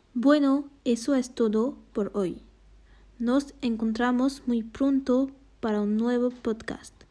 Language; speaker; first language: Spanish; non-native, learner; French